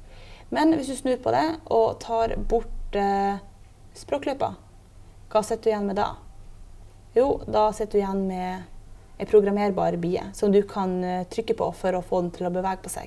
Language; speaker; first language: Norwegian; native; Norwegian